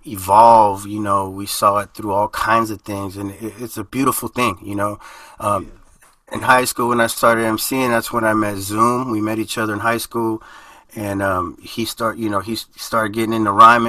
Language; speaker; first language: English; early bilingual, other home language; Spanish